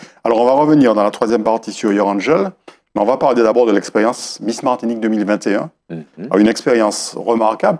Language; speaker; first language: French; native; French